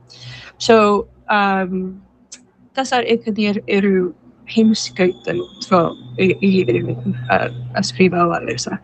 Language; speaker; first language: Icelandic; non-native, fluent; English